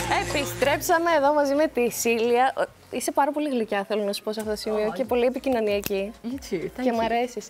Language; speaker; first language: Greek; native; Greek